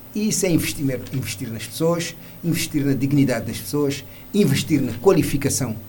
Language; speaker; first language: Portuguese; non-native, local second language; Kabuverdianu